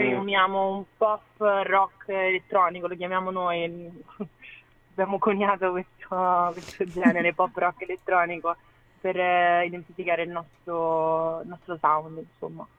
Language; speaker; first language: Italian; native; Italian